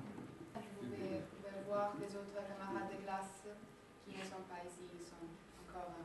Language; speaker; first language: French; non-native, learner; Italian